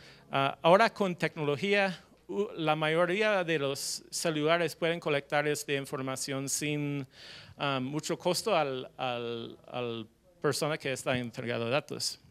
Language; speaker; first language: Spanish; non-native, fluent; English